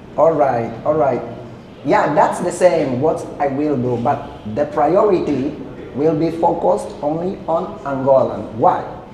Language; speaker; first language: English; non-native, fluent; Portuguese